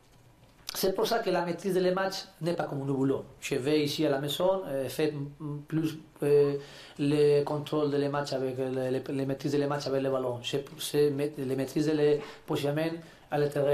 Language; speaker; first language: French; non-native, learner; Spanish